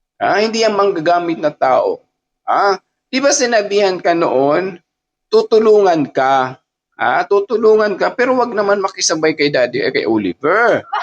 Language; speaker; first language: Filipino; non-native, local second language; Waray